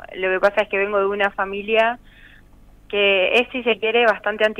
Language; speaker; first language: Spanish; native; Spanish